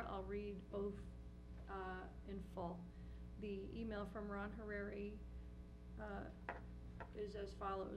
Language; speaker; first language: English; native; English